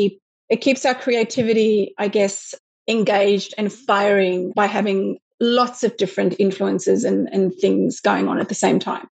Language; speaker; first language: English; native; English